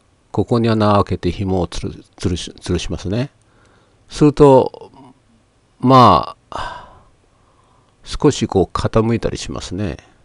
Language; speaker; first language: Japanese; native; Japanese